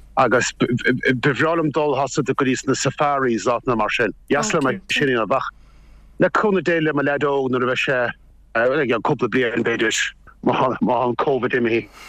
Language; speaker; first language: Irish; native; Irish